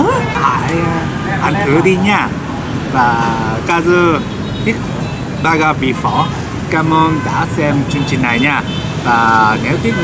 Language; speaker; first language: Vietnamese; non-native, learner; Japanese